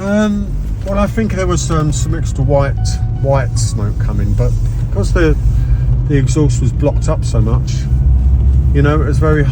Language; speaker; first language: English; native; English